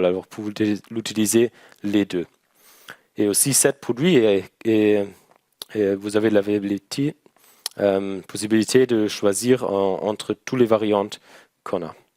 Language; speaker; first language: French; non-native, learner; German